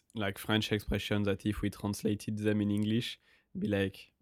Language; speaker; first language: English; non-native, fluent; French